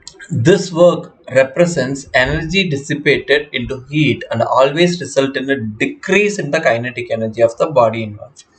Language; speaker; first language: English; non-native, local second language; Tamil